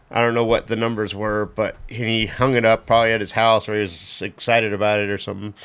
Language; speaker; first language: English; native; English